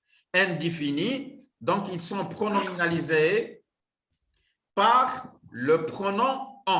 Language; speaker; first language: French; non-native, local second language; Arabic